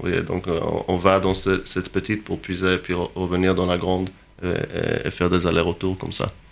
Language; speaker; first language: French; non-native, fluent; Hebrew